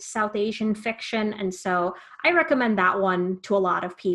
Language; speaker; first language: English; native; English